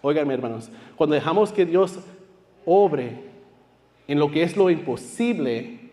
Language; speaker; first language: Spanish; early bilingual, heritage; Spanish